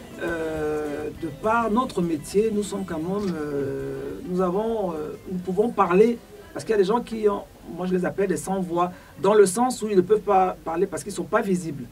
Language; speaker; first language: French; non-native, local second language; Duala